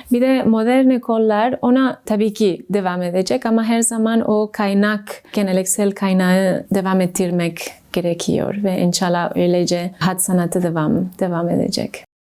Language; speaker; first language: Turkish; non-native, fluent; English